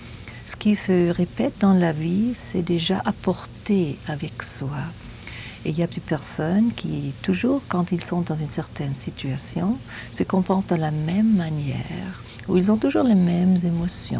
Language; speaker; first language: French; non-native, fluent; German